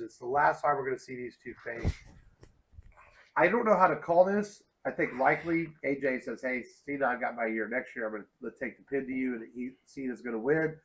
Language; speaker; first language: English; native; English